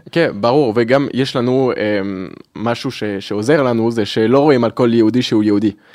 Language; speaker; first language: Hebrew; early bilingual, other home language; French